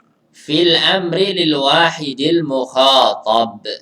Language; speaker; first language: Arabic; non-native, fluent; Indonesian